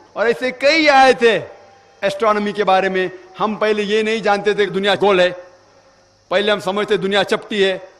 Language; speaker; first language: Urdu; non-native, local second language; Konkani